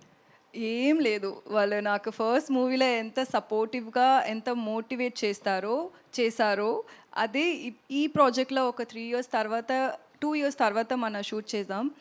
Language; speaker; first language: Telugu; non-native, learner; Tamil